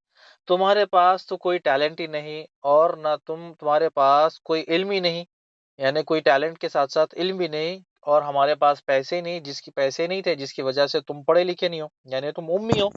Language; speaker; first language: Urdu; native; Urdu